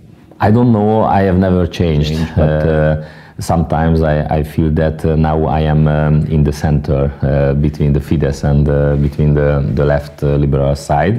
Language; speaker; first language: English; non-native, fluent; Hungarian